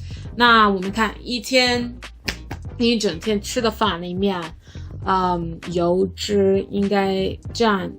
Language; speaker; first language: Chinese; non-native, learner; English